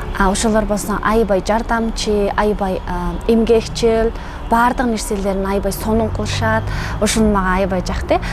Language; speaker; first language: Kyrgyz; non-native, learner; Mongolian